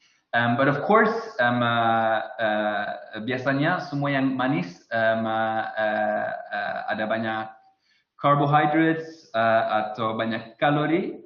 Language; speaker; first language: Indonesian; non-native, fluent; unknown